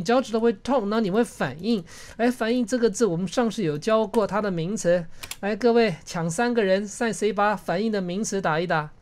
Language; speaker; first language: Chinese; native; Chinese